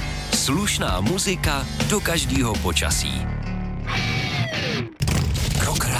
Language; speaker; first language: Czech; native; Czech